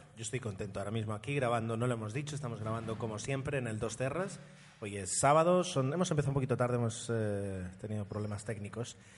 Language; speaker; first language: Spanish; non-native, fluent; Italian